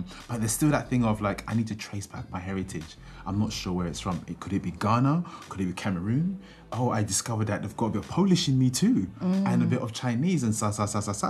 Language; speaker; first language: English; native; English